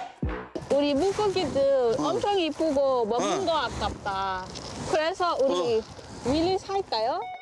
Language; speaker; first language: Korean; non-native, learner; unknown